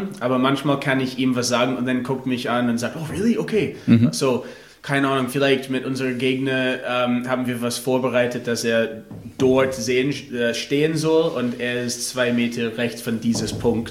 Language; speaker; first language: German; non-native, fluent; English